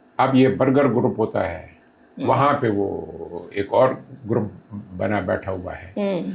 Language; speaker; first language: Urdu; non-native, local second language; Pashto